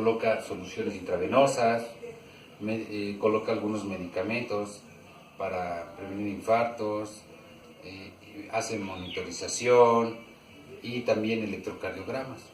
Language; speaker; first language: Spanish; native; Spanish